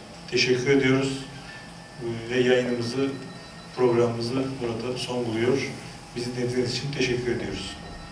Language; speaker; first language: Turkish; native; Turkish